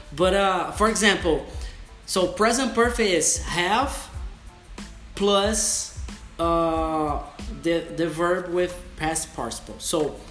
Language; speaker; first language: English; non-native, fluent; Portuguese